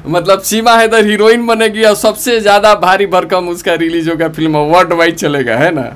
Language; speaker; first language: Hindi; native; Hindi